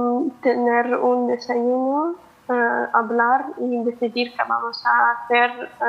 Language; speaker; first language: Spanish; non-native, fluent; Ukrainian